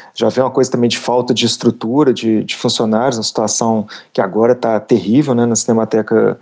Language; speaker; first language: Portuguese; native; Portuguese